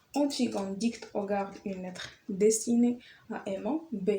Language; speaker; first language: French; non-native, local second language; Arabic